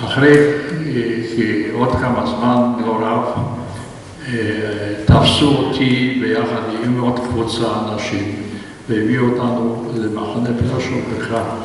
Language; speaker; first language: Hebrew; non-native, fluent; Polish